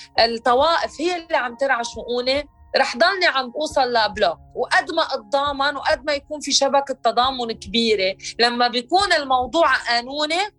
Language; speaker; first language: Arabic; native; Arabic